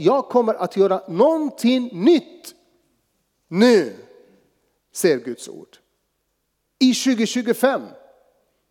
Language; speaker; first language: Swedish; non-native, fluent; Arabic